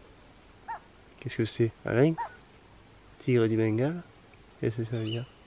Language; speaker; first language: French; native; French